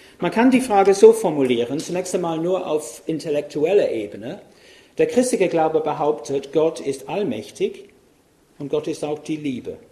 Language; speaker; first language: German; non-native, fluent; English